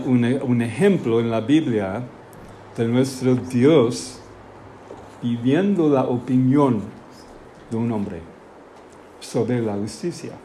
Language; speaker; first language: Spanish; non-native, fluent; English